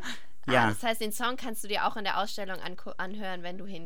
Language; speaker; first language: German; native; German